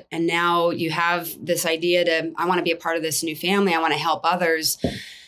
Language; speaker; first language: English; native; English